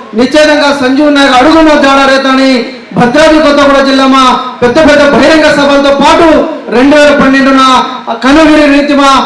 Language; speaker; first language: Telugu; non-native, local second language; Lambadi